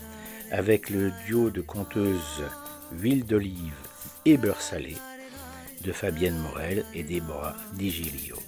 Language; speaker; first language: French; native; French